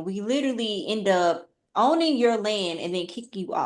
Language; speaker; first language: English; native; English